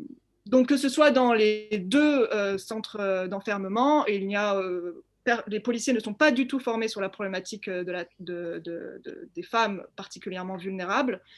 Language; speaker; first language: French; native; French